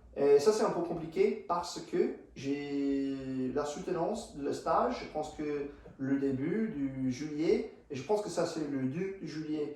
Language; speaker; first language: French; non-native, fluent; English